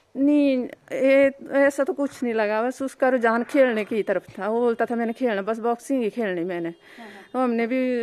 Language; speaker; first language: Hindi; native; Hindi